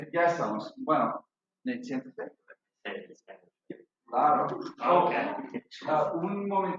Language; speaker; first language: Spanish; non-native, fluent; English